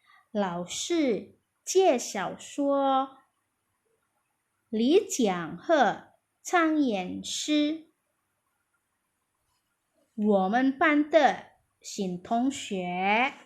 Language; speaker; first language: Chinese; non-native, fluent; Indonesian